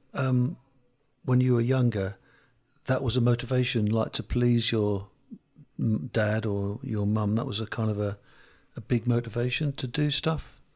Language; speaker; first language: English; native; English